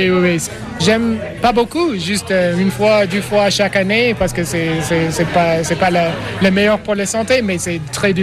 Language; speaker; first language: French; non-native, learner; English